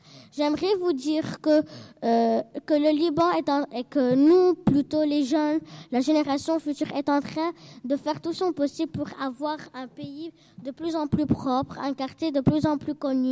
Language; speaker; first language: French; non-native, local second language; Arabic